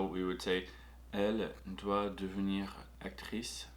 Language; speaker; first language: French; non-native, fluent; English